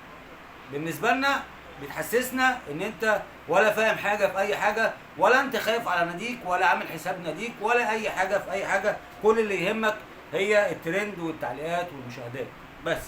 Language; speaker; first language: Arabic; native; Arabic